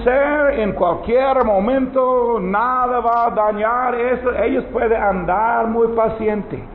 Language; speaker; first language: Spanish; non-native, learner; English